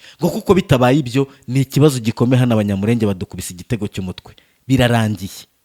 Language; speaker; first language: Kinyarwanda; native; Kinyarwanda